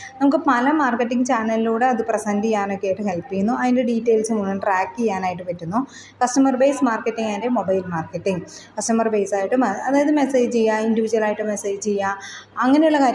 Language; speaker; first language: Malayalam; native; Malayalam